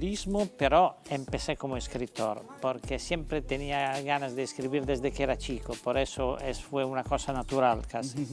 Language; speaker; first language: Spanish; non-native, fluent; Italian